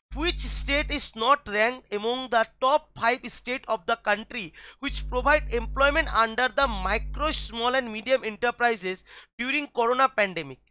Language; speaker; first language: English; non-native, local second language; Bangla